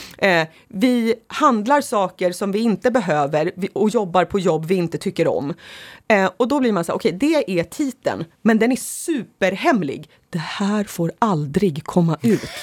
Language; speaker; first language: Swedish; early bilingual, other home language; Finnish